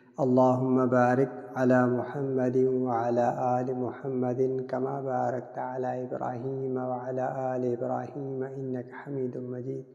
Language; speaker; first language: Urdu; non-native, local second language; Sindhi